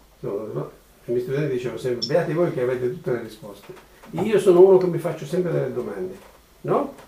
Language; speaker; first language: Italian; native; Italian